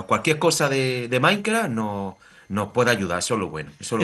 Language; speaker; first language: Spanish; native; Spanish